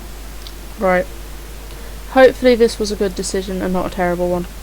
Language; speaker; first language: English; native; English